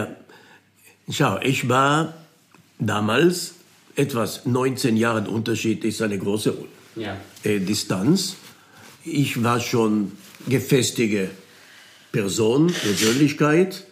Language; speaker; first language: German; non-native, fluent; Hebrew